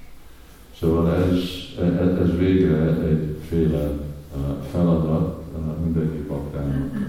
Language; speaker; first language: Hungarian; native; Hungarian